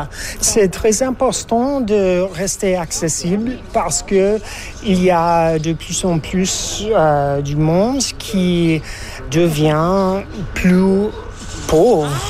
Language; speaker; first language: French; non-native, fluent; English